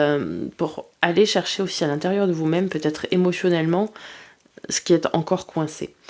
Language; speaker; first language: French; native; French